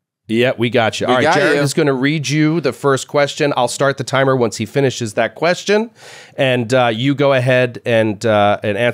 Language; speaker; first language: English; native; English